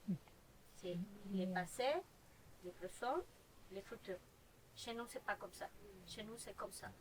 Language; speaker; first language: French; non-native, fluent; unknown